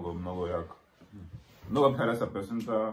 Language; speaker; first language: Bulgarian; non-native, learner; Portuguese